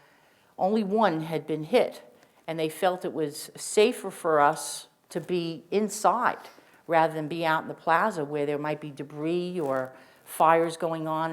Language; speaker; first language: English; native; English